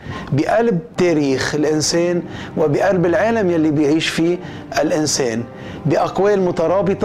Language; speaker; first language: Arabic; native; Arabic